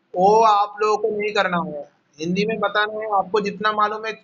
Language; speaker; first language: Hindi; non-native, local second language; Bangla